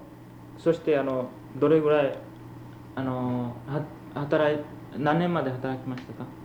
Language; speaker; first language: Japanese; early bilingual, heritage; Japanese